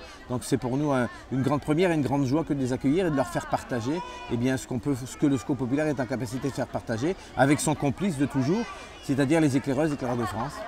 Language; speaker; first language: French; native; French